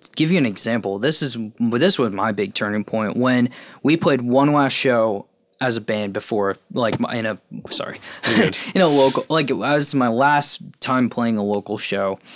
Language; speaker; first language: English; native; English